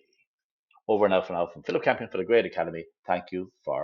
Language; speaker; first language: English; native; English